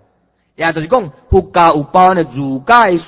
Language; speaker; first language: Chinese; non-native, local second language; Min Nan Chinese